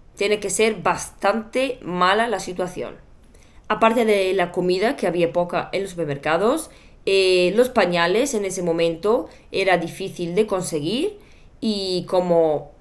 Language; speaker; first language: Spanish; non-native, fluent; Bulgarian